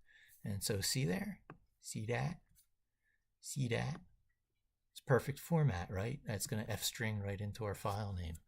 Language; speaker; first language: English; native; English